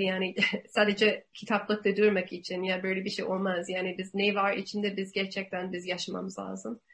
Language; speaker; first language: Turkish; non-native, learner; English